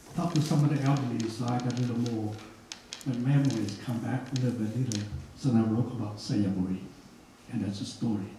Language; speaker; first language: English; non-native, fluent; Hmong